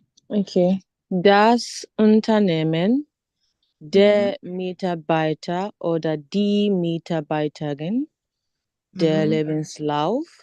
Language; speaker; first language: German; non-native, learner; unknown